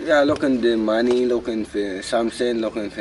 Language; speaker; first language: English; non-native, learner; Arabic